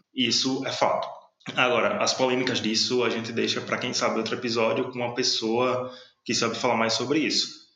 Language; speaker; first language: Portuguese; native; Portuguese